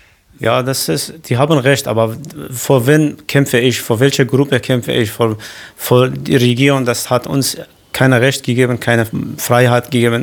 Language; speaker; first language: German; non-native, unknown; Kurdish